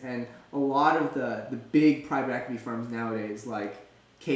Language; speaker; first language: English; native; English